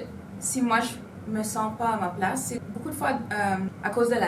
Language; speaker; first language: French; non-native, local second language; Spanish